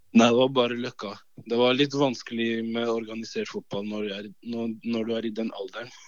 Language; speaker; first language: Norwegian; early bilingual, other home language; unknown